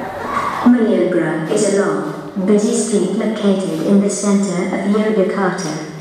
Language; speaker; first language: English; non-native, learner; Indonesian